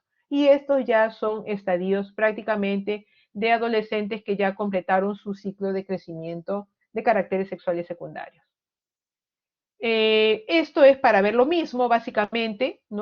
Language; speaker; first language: Spanish; native; Spanish